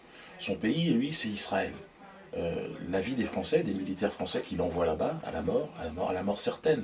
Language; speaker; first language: French; native; French